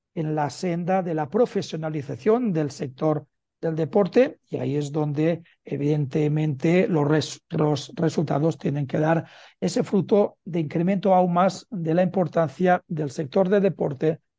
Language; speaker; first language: Spanish; native; Spanish